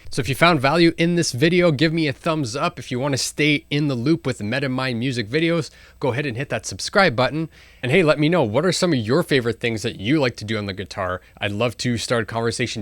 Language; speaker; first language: English; native; English